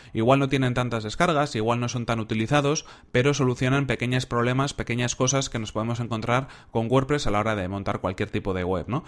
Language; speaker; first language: Spanish; native; Spanish